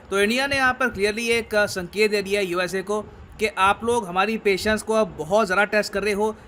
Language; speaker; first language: Hindi; native; Hindi